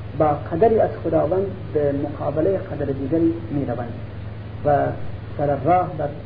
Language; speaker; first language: Persian; non-native, local second language; Central Kurdish